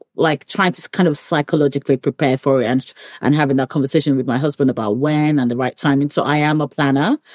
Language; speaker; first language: English; early bilingual, other home language; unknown